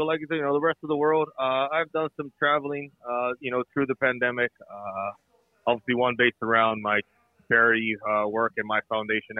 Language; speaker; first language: English; native; English